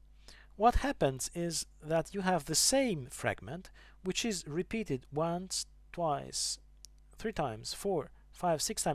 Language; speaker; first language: English; non-native, fluent; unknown